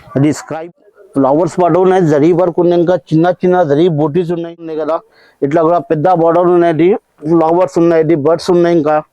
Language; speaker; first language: Telugu; non-native, local second language; Urdu